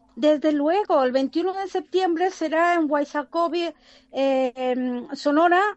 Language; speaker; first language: Spanish; native; Spanish